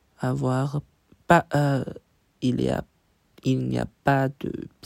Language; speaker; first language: French; non-native, learner; Chinese